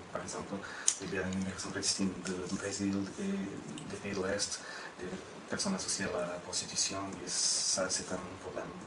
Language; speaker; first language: French; non-native, fluent; Portuguese